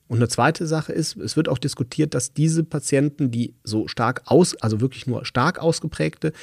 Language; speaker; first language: German; native; German